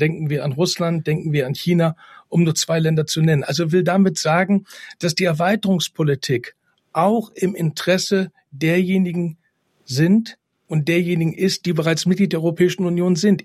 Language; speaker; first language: German; native; German